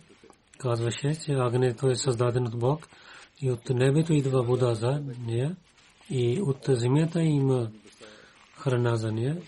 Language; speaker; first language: Bulgarian; non-native, learner; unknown